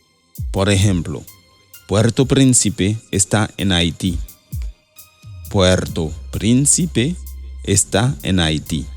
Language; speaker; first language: Spanish; non-native, fluent; Haitian Creole